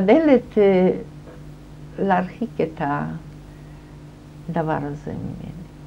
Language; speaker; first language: Hebrew; non-native, fluent; German